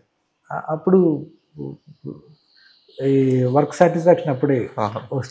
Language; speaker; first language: Telugu; non-native, learner; Malayalam